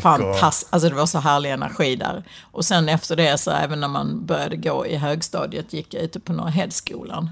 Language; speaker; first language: Swedish; native; Swedish